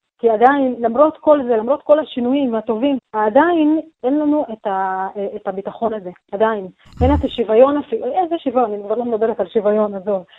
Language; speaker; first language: Hebrew; non-native, local second language; Arabic